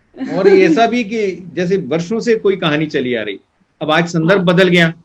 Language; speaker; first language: Hindi; non-native, local second language; Marathi